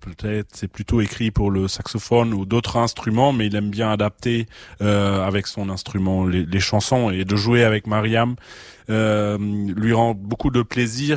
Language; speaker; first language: French; non-native, fluent; German